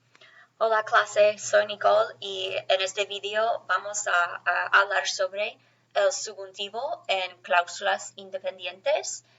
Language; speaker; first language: Spanish; non-native, fluent; English